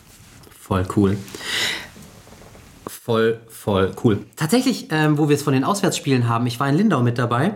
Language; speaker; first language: German; native; German